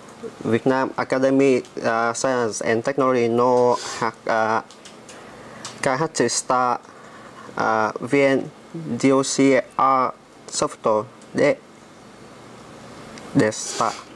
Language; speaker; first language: Japanese; non-native, learner; Vietnamese